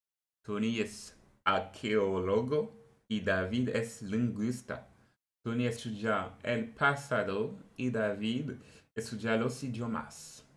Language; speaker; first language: Spanish; non-native, learner; French